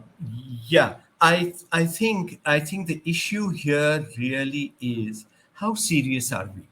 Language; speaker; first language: English; non-native, local second language; Urdu